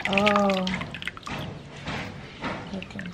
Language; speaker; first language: English; non-native, fluent; French